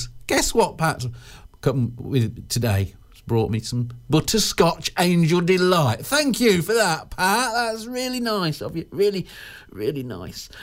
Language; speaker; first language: English; native; English